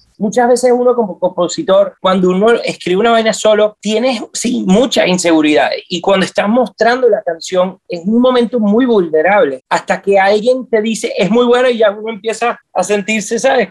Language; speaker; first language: Spanish; native; Spanish